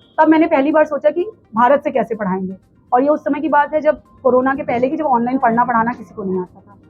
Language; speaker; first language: Hindi; native; Hindi